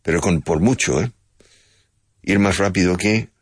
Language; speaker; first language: Spanish; non-native, fluent; English